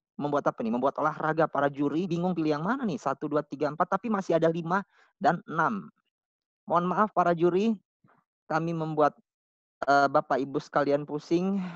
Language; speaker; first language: Indonesian; native; Indonesian